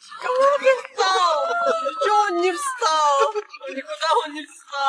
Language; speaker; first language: Russian; native; Russian